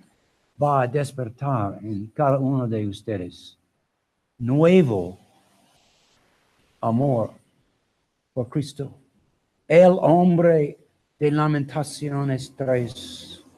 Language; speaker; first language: Spanish; non-native, learner; English